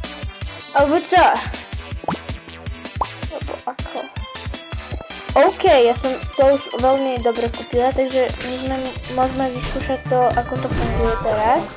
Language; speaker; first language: Slovak; non-native, learner; Ukrainian